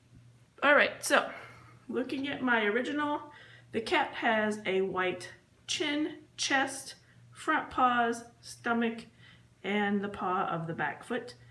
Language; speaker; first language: English; native; English